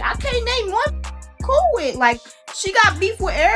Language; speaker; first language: English; native; English